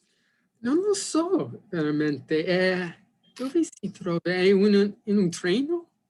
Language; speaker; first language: Italian; non-native, fluent; English